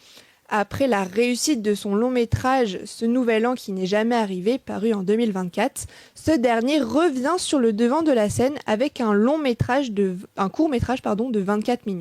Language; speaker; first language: French; native; French